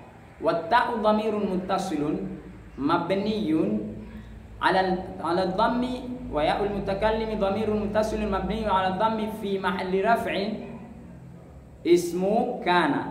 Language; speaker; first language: Arabic; non-native, fluent; Swahili